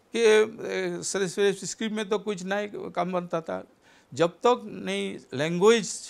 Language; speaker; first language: Hindi; non-native, local second language; Santali